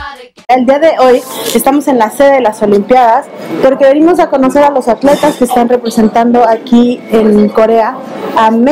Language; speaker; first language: Spanish; native; Spanish